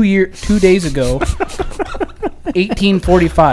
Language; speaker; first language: English; native; English